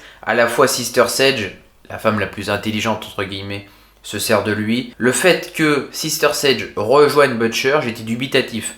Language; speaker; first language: French; native; French